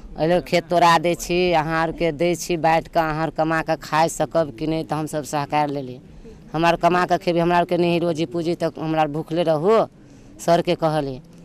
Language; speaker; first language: Maithili; native; Maithili